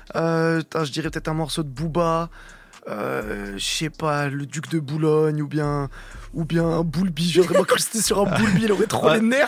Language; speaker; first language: French; native; French